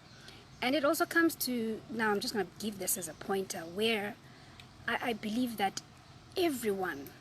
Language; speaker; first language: English; non-native, local second language; Zulu